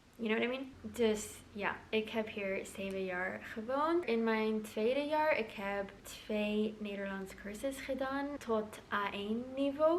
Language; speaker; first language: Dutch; non-native, learner; English